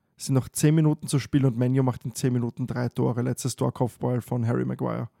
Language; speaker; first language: German; native; German